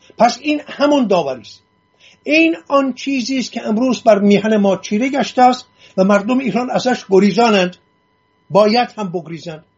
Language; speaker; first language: Persian; non-native, local second language; Assyrian Neo-Aramaic